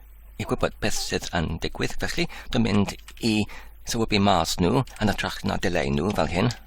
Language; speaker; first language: Welsh; non-native, learner; Polish